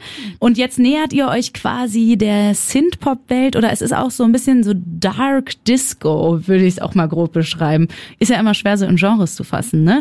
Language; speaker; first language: German; native; German